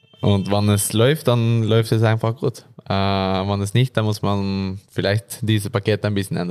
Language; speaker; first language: German; non-native, learner; Norwegian